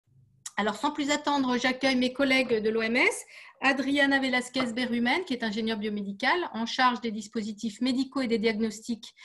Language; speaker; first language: French; native; French